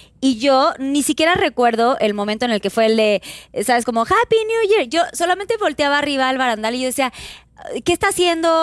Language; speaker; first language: Spanish; native; Spanish